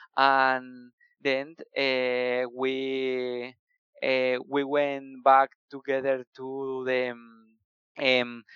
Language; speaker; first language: English; non-native, fluent; Spanish